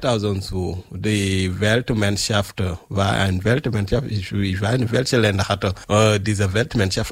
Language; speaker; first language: German; non-native, learner; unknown